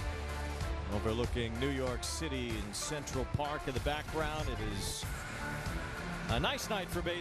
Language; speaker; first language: English; native; English